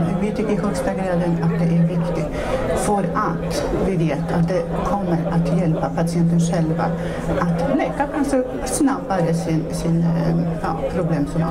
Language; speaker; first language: Swedish; non-native, fluent; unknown